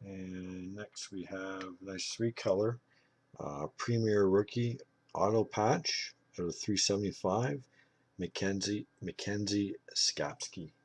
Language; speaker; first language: English; native; English